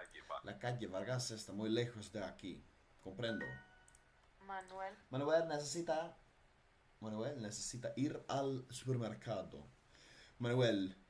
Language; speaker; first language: Spanish; non-native, learner; Dutch